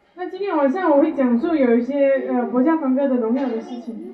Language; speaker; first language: Chinese; native; Chinese